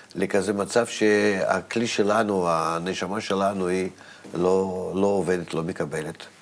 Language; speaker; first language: Hebrew; non-native, fluent; Russian